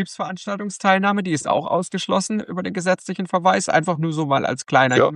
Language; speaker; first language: German; native; German